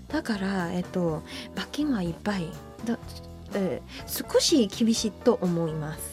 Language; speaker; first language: Japanese; non-native, learner; English